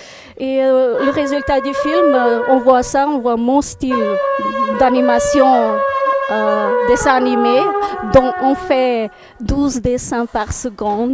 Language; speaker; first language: French; non-native, fluent; Portuguese